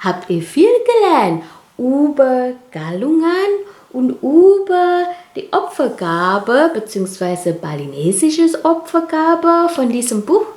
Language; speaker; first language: German; non-native, learner; Indonesian